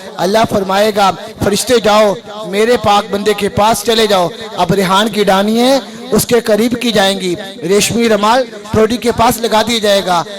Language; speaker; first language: Urdu; non-native, local second language; Punjabi